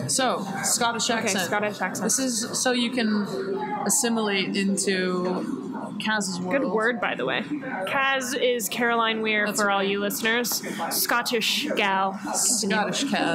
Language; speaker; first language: English; native; English